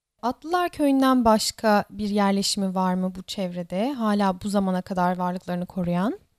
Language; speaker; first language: Turkish; native; Turkish